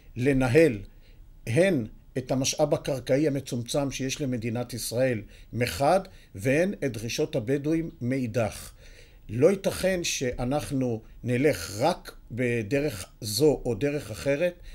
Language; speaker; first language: Hebrew; native; Hebrew